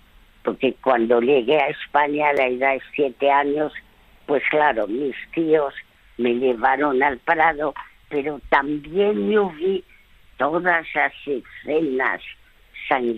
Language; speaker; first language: Spanish; early bilingual, other home language; French